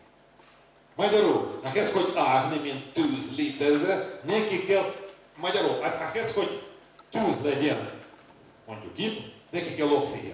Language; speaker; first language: Hungarian; non-native, learner; Russian